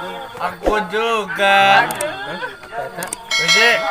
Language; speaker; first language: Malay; non-native, local second language; Sundanese